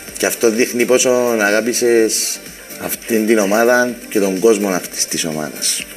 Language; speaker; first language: Greek; native; Greek